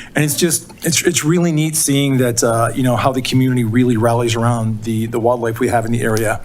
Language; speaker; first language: English; native; English